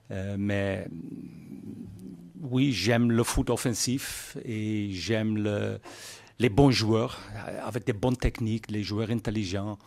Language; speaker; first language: French; non-native, learner; Dutch